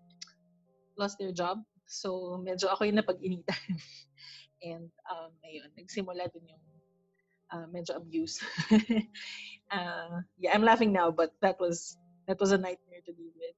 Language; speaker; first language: English; non-native, local second language; Filipino